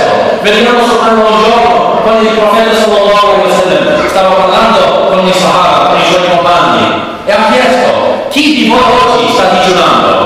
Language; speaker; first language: Italian; non-native, learner; English